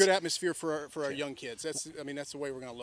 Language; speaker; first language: English; native; English